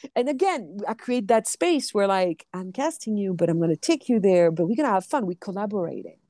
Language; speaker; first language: English; non-native, fluent; French